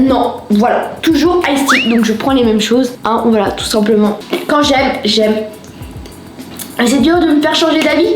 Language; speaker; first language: French; native; French